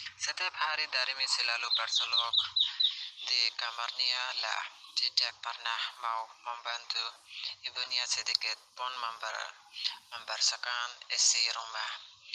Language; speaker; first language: Indonesian; non-native, learner; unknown